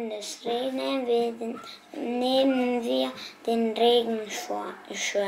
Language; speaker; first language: German; non-native, learner; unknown